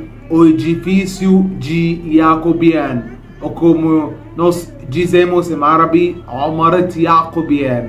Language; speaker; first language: Portuguese; non-native, fluent; Arabic